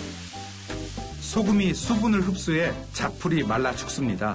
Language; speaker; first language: Korean; native; Korean